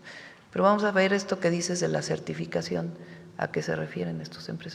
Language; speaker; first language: Spanish; native; Spanish